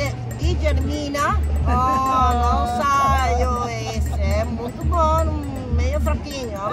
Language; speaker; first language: Portuguese; non-native, learner; Spanish